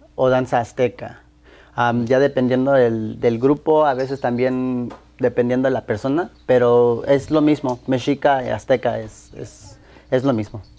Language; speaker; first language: Spanish; early bilingual, heritage; Spanish